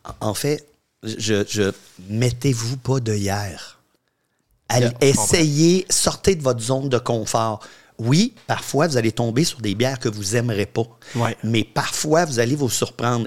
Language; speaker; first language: French; native; French